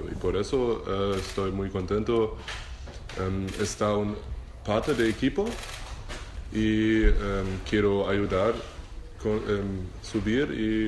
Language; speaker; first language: Spanish; non-native, learner; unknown